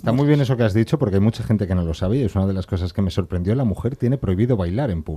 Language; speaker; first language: Spanish; native; Spanish